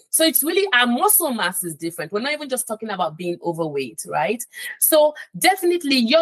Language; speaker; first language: English; non-native, local second language; Yoruba